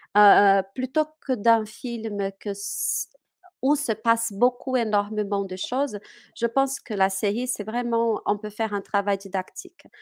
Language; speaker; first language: French; non-native, fluent; Portuguese